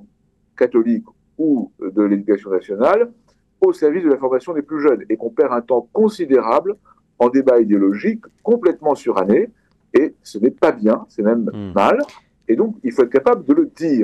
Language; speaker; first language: French; native; French